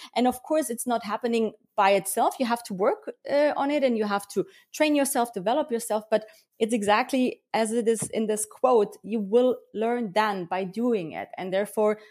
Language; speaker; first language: English; early bilingual, heritage; German